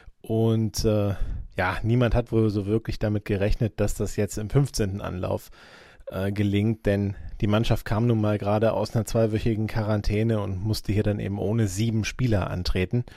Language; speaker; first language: German; native; German